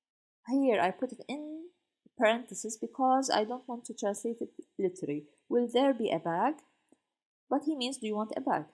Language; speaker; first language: English; non-native, fluent; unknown